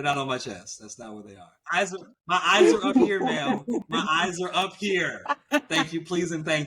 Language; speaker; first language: English; native; English